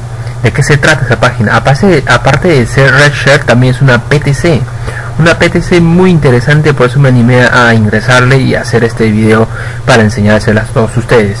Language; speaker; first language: Spanish; native; Spanish